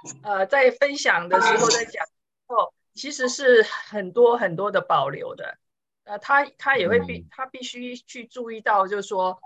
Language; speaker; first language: Chinese; native; Chinese